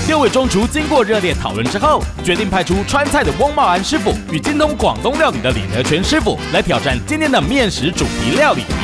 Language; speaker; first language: Chinese; native; Chinese